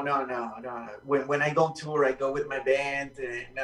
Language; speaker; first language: English; non-native, fluent; Spanish